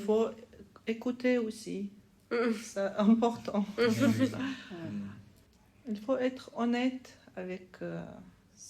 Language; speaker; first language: French; non-native, learner; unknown